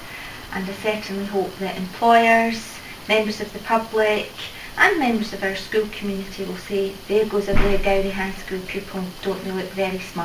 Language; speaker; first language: English; native; English